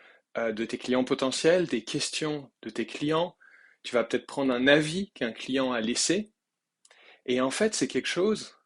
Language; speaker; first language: French; native; French